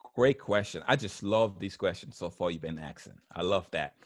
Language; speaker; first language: English; early bilingual, other home language; Haitian Creole